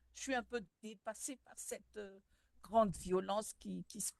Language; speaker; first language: French; non-native, local second language; Malagasy